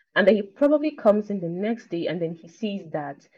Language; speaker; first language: English; non-native, local second language; Igbo